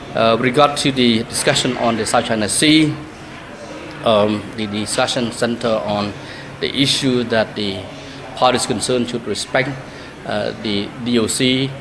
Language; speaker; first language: English; non-native, fluent; Khmer